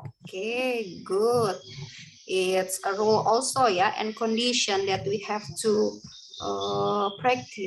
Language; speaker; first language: English; non-native, learner; Indonesian